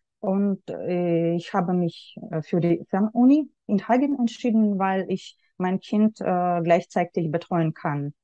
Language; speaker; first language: German; non-native, fluent; Russian